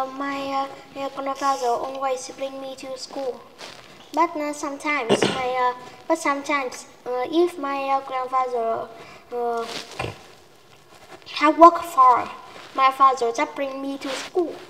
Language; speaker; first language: English; non-native, learner; Vietnamese